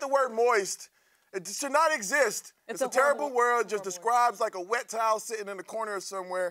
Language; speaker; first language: English; native; English